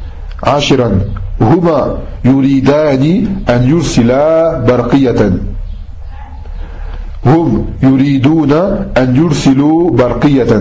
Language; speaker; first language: Arabic; non-native, fluent; French